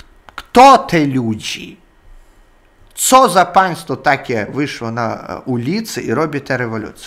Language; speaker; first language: Polish; non-native, learner; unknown